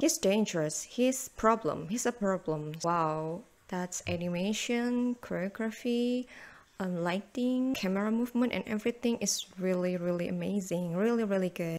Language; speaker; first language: English; non-native, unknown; Indonesian